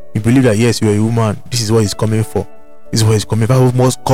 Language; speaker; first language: English; non-native, local second language; Igbo